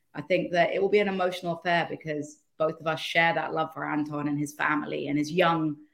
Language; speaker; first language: English; native; English